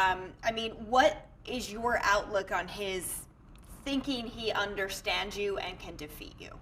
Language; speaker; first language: English; native; English